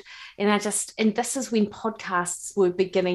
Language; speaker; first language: English; native; English